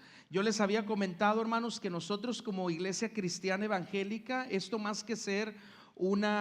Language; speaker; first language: Spanish; native; Spanish